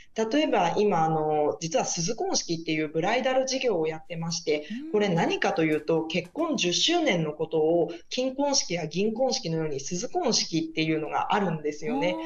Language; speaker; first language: Japanese; native; Japanese